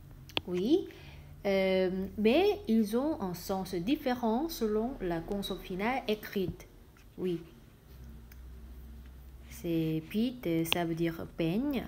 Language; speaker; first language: French; non-native, fluent; Korean